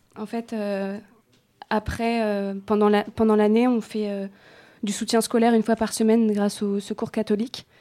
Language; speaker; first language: French; native; French